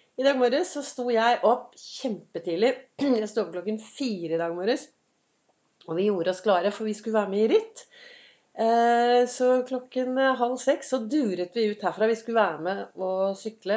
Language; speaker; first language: Norwegian; native; Norwegian